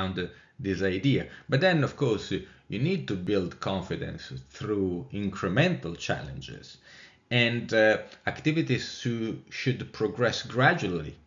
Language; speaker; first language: English; non-native, fluent; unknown